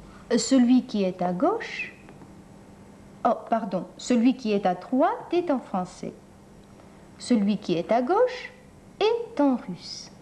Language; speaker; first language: French; non-native, fluent; Russian